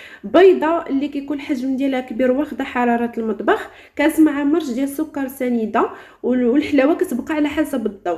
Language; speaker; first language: Arabic; native; Arabic